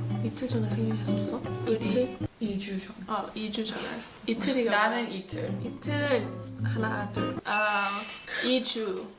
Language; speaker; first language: Korean; early bilingual, heritage; English